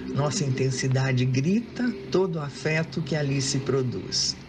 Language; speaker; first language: Portuguese; native; Portuguese